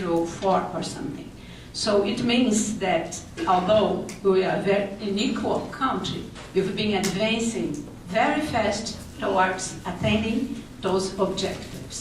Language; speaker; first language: English; non-native, fluent; Portuguese